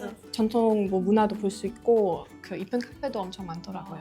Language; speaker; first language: Korean; non-native, learner; German